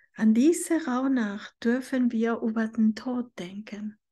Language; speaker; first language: German; non-native, fluent; Spanish